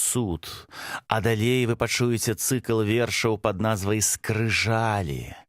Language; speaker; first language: Belarusian; non-native, local second language; Russian